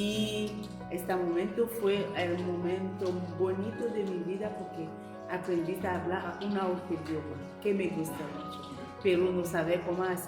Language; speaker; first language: Spanish; non-native, learner; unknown